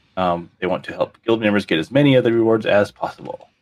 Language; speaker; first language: English; native; English